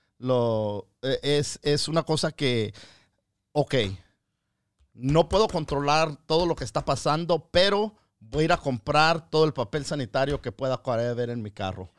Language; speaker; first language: Spanish; early bilingual, other home language; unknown